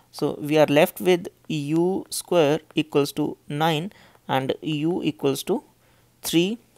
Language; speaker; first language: Hindi; native; Hindi